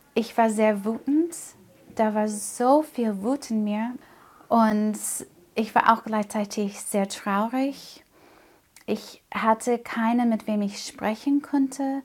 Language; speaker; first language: German; non-native, fluent; English